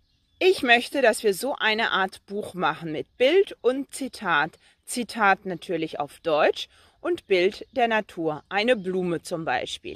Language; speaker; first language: German; non-native, fluent; French